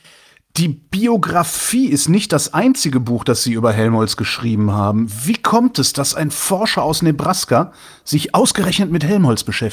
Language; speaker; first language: German; native; German